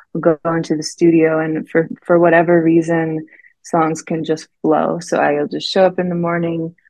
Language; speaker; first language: English; native; English